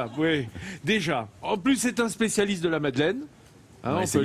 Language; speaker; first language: French; native; French